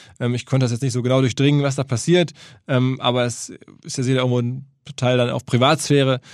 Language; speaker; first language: German; native; German